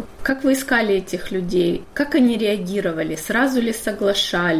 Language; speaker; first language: Russian; native; Russian